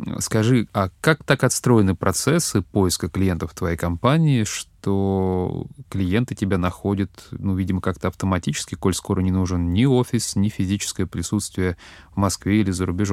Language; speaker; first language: Russian; native; Russian